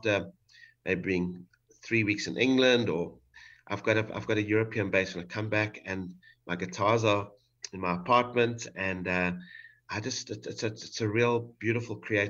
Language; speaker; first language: English; native; English